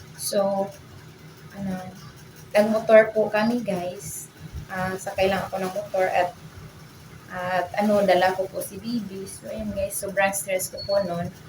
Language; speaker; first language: Filipino; non-native, local second language; Cebuano